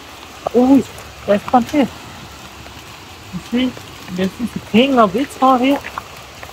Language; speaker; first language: English; non-native, learner; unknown